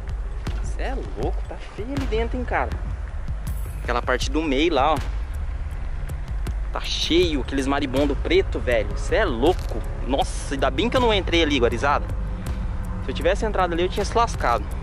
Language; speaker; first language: Portuguese; native; Portuguese